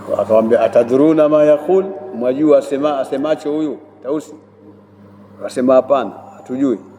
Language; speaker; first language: Swahili; native; Swahili